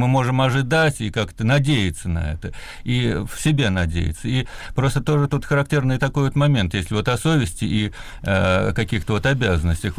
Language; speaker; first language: Russian; native; Russian